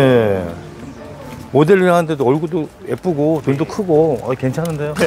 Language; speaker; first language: Korean; native; Korean